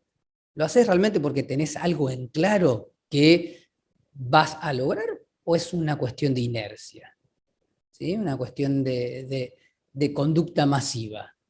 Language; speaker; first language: Spanish; native; Spanish